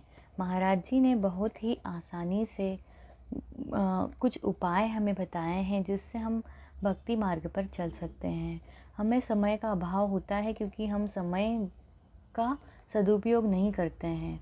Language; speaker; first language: Hindi; native; Hindi